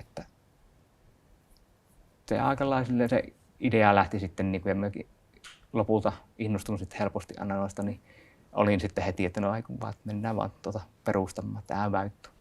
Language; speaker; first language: Finnish; native; Finnish